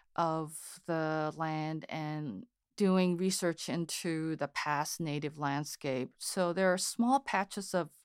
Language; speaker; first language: English; non-native, fluent; Korean